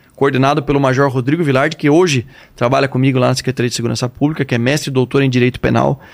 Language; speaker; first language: Portuguese; native; Portuguese